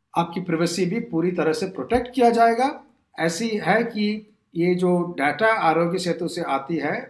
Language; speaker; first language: Hindi; non-native, local second language; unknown